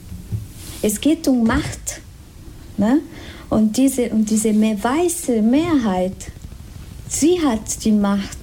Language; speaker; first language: German; non-native, fluent; Spanish